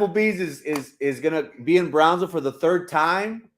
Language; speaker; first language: English; early bilingual, other home language; Spanish